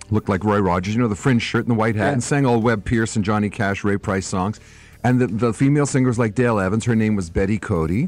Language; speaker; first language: English; native; English